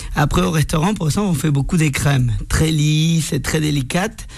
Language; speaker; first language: French; non-native, fluent; Spanish